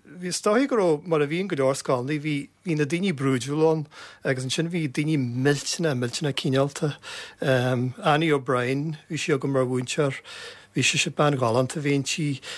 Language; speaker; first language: Irish; native; Irish